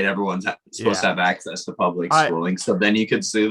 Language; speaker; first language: English; native; English